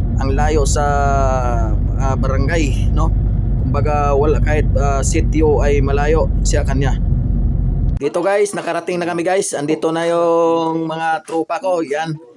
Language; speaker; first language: Filipino; non-native, local second language; Cebuano